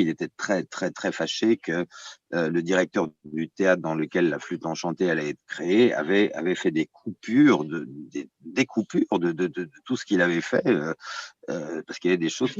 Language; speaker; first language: French; native; French